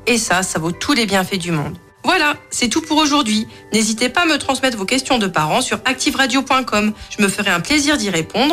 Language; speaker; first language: French; native; French